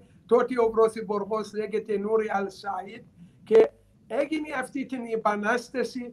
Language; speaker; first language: Greek; non-native, learner; Arabic